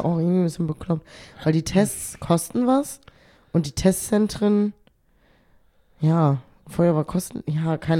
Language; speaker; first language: German; native; German